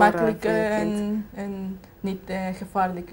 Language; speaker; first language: Dutch; non-native, learner; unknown